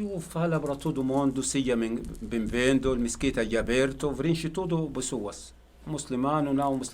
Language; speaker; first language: Portuguese; non-native, learner; Arabic